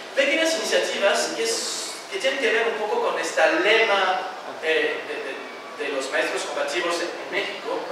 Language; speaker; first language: Spanish; non-native, fluent; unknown